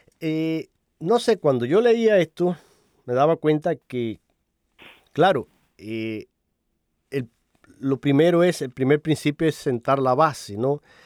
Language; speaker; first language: Spanish; native; Spanish